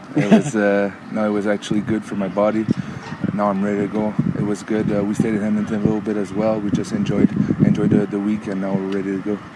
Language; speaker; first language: English; native; English